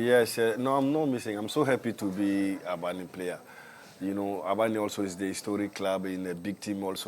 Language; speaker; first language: English; non-native, learner; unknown